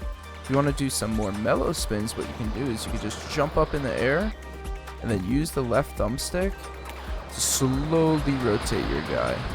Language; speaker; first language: English; native; English